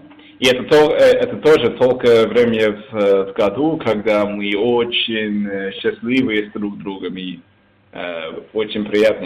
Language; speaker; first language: Russian; non-native, learner; English